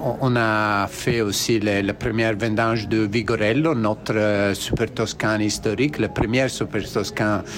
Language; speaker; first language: French; non-native, learner; Italian